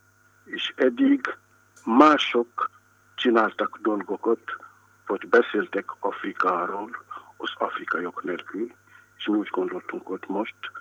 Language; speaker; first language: Hungarian; non-native, fluent; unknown